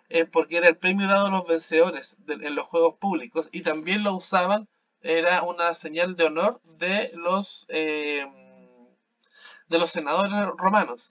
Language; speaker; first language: Spanish; native; Spanish